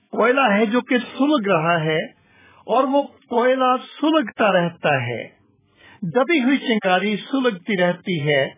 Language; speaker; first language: Urdu; non-native, local second language; Punjabi